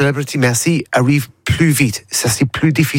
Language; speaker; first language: French; non-native, learner; English